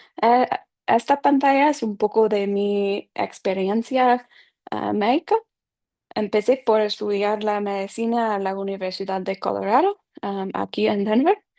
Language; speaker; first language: Spanish; non-native, fluent; English